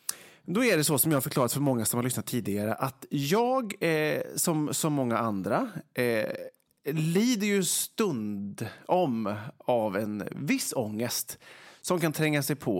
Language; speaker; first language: Swedish; native; Swedish